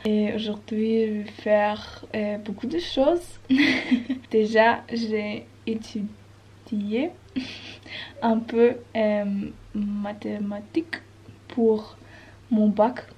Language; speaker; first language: French; non-native, learner; German